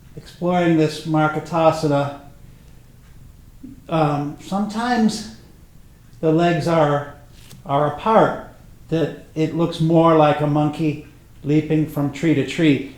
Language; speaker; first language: English; native; English